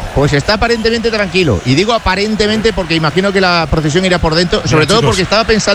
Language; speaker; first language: Spanish; native; Spanish